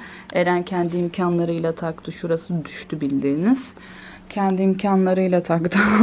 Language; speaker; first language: Turkish; native; Turkish